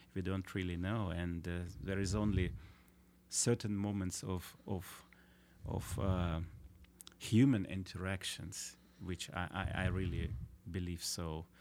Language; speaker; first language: English; non-native, fluent; Russian